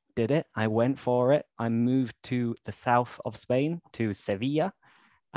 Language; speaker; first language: English; native; English